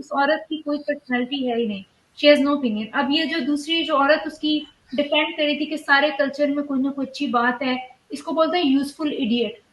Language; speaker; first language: Urdu; native; Urdu